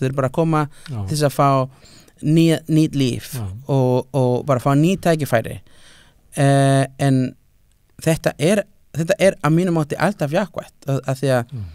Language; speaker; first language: Icelandic; non-native, fluent; Spanish